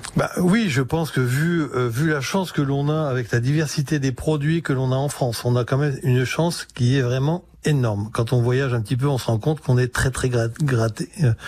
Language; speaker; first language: French; native; French